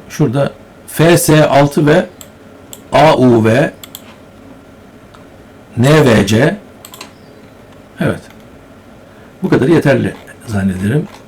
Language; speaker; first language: Turkish; native; Turkish